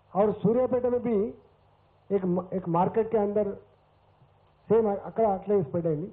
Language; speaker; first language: Hindi; non-native, local second language; Telugu